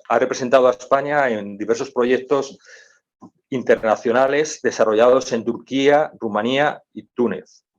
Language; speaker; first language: Spanish; native; Spanish